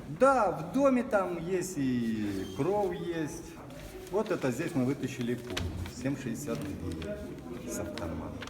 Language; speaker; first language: Russian; native; Russian